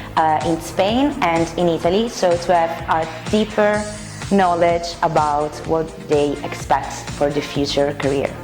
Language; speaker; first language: English; non-native, fluent; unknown